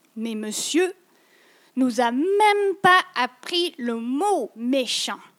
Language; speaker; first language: French; non-native, local second language; English